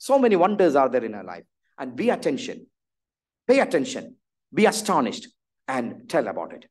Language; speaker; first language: English; non-native, local second language; Malayalam